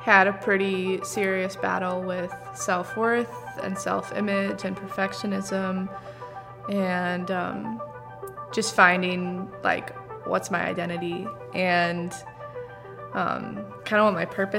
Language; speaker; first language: English; native; English